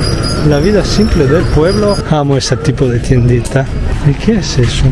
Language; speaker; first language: Spanish; non-native, fluent; Italian